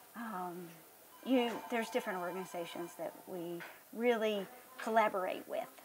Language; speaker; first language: English; native; English